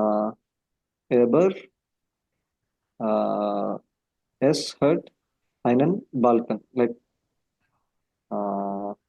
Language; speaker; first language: German; non-native, learner; Urdu